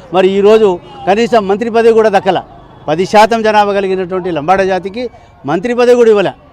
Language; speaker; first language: Telugu; non-native, local second language; Lambadi